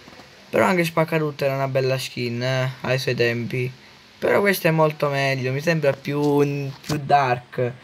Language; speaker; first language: Italian; native; Italian